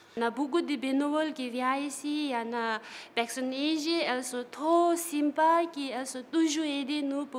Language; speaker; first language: French; non-native, learner; Tibetan